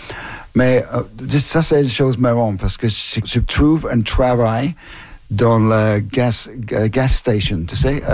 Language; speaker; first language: French; non-native, learner; English